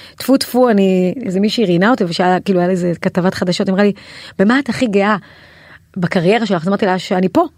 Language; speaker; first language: Hebrew; native; Hebrew